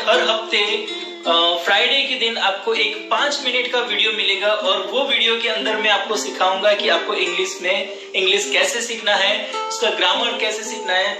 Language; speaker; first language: Hindi; non-native, local second language; Gujarati